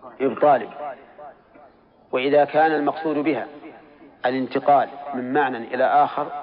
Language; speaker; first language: Arabic; native; Arabic